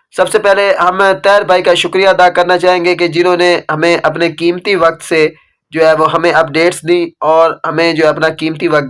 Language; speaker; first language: Urdu; native; Urdu